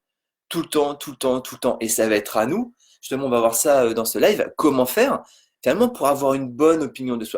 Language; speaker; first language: French; native; French